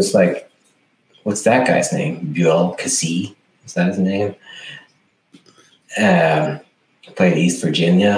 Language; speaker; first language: English; non-native, fluent; Swedish